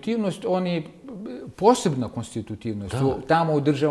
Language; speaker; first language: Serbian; non-native, fluent; Russian